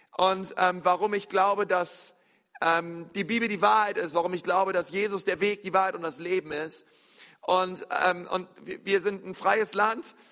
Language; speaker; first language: German; native; German